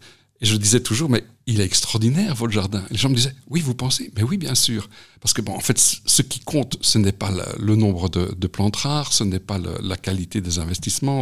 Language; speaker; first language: French; native; French